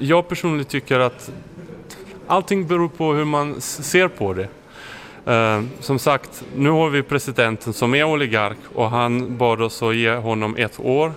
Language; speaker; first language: Swedish; non-native, fluent; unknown